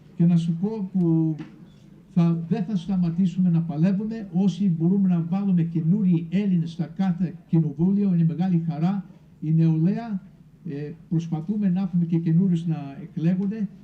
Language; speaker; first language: Greek; early bilingual, heritage; Greek